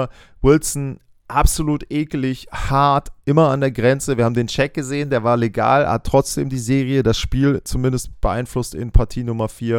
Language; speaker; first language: German; native; German